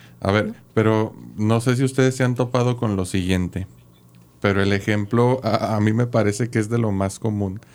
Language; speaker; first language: Spanish; native; Spanish